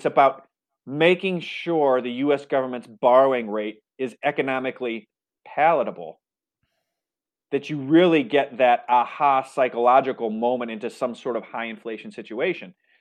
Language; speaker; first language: English; native; English